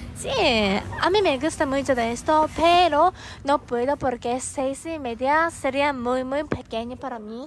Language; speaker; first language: Spanish; non-native, learner; Japanese